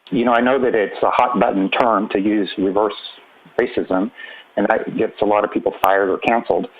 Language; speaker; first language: English; native; English